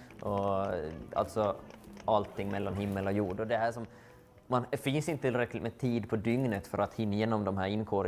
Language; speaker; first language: Swedish; native; Swedish